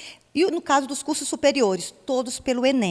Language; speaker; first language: Portuguese; native; Portuguese